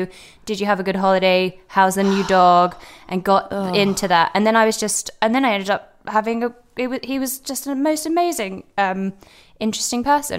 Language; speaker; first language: English; native; English